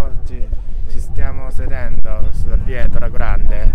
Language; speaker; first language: Italian; non-native, learner; Japanese